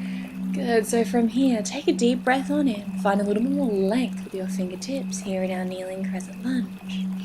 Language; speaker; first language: English; native; English